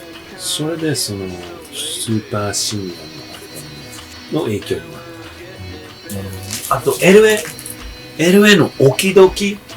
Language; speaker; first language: Japanese; non-native, fluent; English